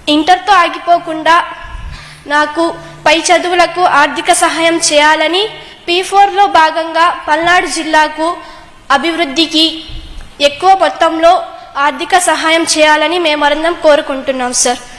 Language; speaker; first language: Telugu; native; Telugu